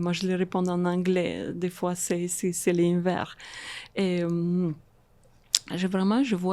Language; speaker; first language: French; non-native, fluent; Russian